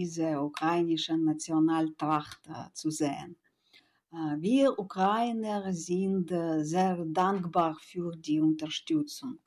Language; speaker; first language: German; non-native, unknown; Ukrainian